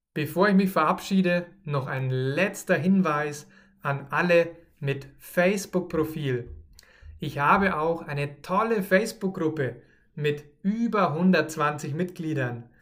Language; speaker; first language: German; native; German